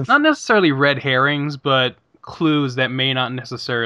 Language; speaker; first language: English; native; English